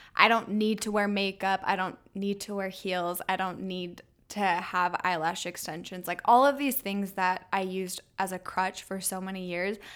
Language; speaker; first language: English; native; English